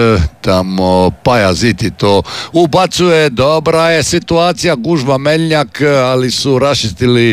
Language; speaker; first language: Serbian; native; Serbian